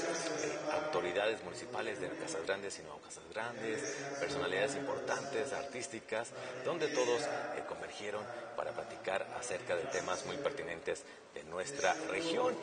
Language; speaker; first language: Spanish; native; Spanish